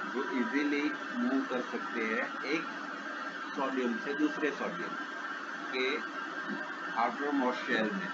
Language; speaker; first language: Hindi; non-native, local second language; Gujarati